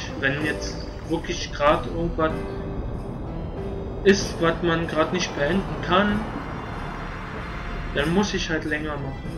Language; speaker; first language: German; native; German